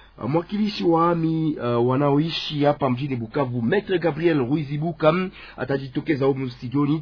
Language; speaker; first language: Swahili; native; Swahili